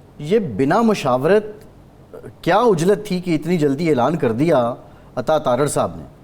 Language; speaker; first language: Urdu; native; Urdu